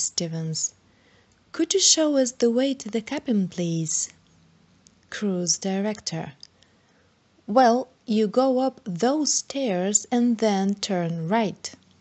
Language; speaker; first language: English; non-native, fluent; Bulgarian